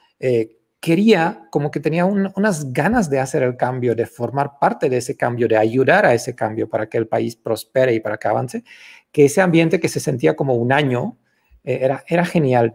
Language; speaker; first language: Spanish; non-native, fluent; Czech